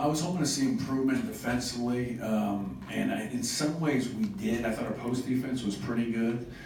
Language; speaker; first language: English; native; English